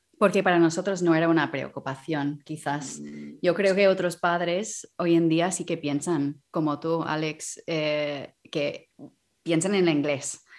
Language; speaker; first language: Spanish; non-native, fluent; English